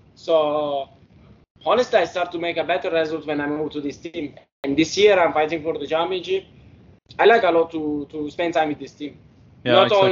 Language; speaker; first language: Norwegian; early bilingual, heritage; Norwegian